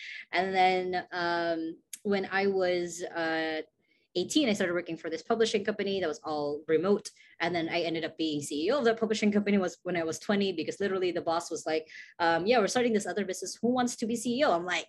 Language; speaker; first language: English; non-native, local second language; Cebuano